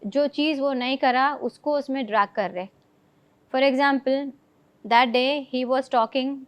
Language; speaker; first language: Hindi; non-native, local second language; Telugu